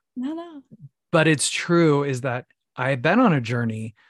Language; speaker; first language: English; native; English